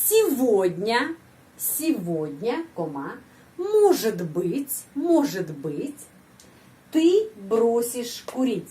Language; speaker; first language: Russian; non-native, fluent; Indonesian